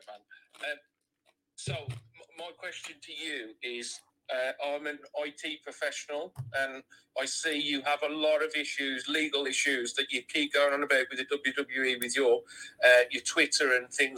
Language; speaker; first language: English; native; English